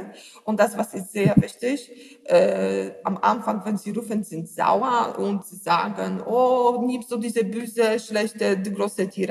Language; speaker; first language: German; non-native, learner; Polish